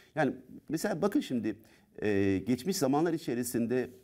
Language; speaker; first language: Turkish; native; Turkish